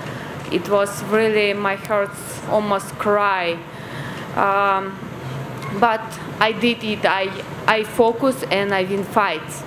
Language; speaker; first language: English; non-native, learner; Ukrainian